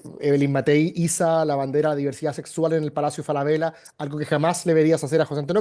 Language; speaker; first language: Spanish; native; Spanish